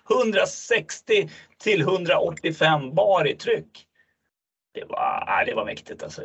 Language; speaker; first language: Swedish; native; Swedish